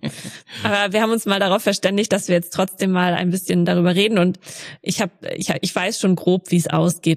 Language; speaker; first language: German; native; German